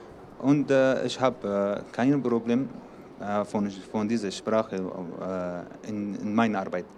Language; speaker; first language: German; non-native, learner; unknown